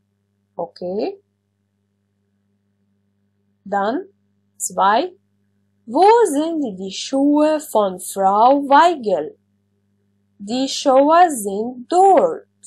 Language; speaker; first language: German; non-native, fluent; Arabic